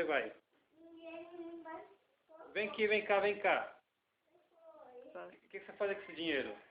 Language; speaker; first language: Portuguese; native; Portuguese